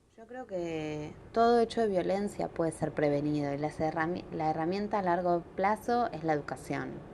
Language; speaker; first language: Spanish; native; Spanish